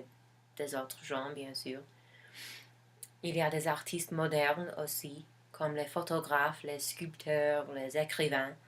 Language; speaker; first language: French; non-native, learner; English